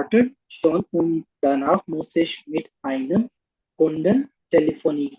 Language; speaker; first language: German; non-native, learner; Hindi